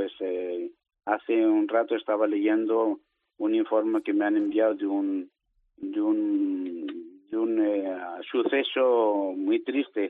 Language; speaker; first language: Spanish; native; Spanish